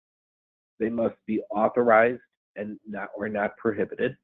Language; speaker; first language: English; native; English